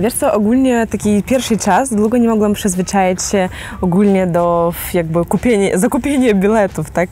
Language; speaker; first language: Polish; non-native, fluent; Ukrainian